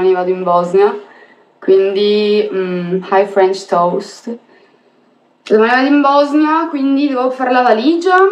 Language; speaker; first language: Italian; early bilingual, other home language; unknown